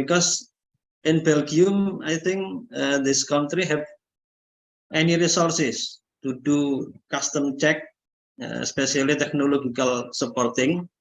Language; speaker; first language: English; non-native, learner; Indonesian